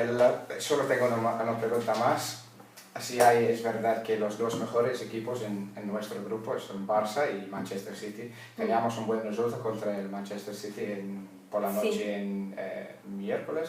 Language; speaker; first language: Spanish; non-native, learner; English